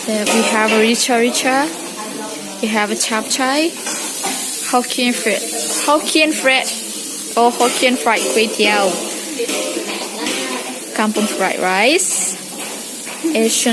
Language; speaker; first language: English; non-native, learner; Indonesian